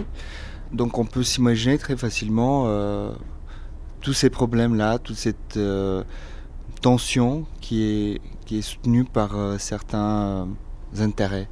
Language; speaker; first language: French; non-native, fluent; Bulgarian